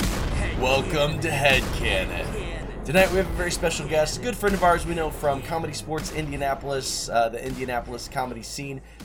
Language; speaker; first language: English; native; English